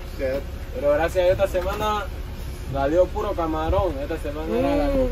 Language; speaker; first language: Spanish; native; Spanish